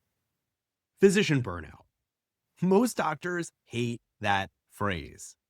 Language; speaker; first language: English; native; English